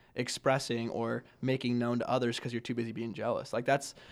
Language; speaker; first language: English; native; English